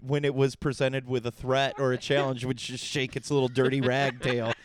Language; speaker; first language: English; native; English